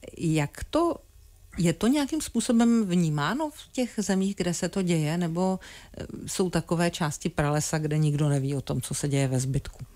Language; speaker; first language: Czech; native; Czech